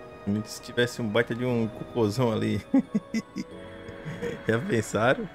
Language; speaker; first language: Portuguese; native; Portuguese